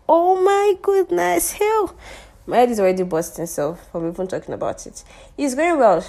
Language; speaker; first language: English; non-native, local second language; Yoruba